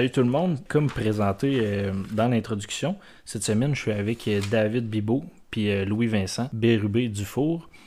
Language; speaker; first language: French; native; French